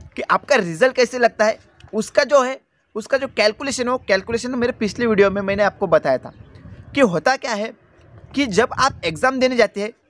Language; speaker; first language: Hindi; non-native, local second language; Marathi